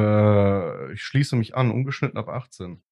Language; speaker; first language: German; native; German